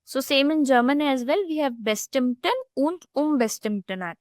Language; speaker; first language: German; non-native, fluent; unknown